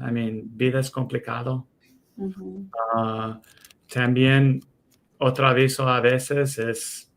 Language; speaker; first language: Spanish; non-native, fluent; English